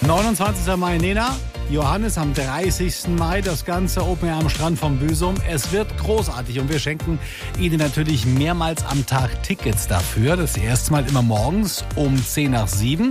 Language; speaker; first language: German; native; German